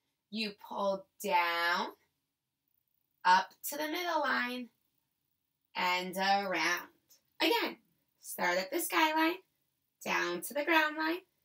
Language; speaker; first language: English; native; English